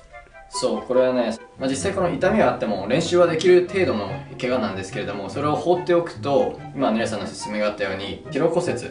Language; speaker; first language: Japanese; native; Japanese